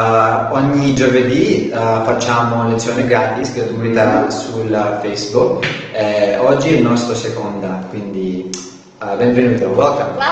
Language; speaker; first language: Italian; non-native, learner; English